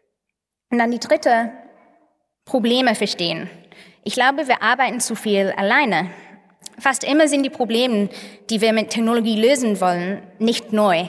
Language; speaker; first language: German; non-native, fluent; English